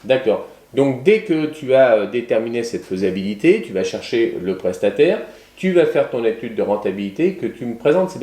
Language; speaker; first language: French; native; French